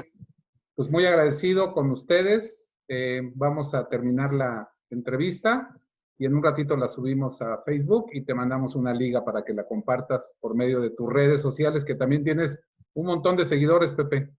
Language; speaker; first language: Spanish; native; Spanish